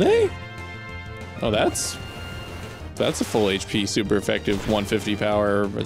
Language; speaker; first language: English; native; English